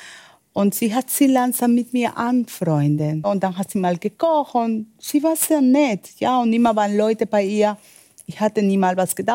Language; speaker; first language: German; non-native, learner; Spanish